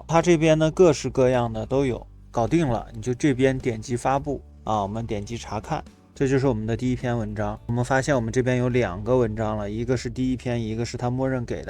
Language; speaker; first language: Chinese; native; Chinese